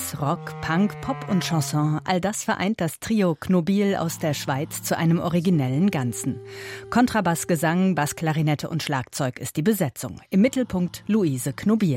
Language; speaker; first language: German; native; German